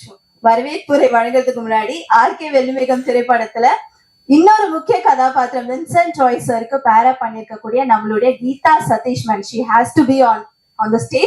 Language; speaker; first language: Tamil; native; Tamil